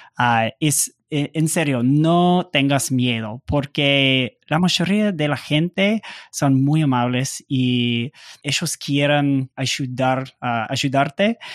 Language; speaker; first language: Spanish; non-native, learner; English